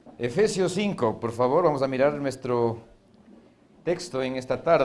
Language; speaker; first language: Spanish; native; Spanish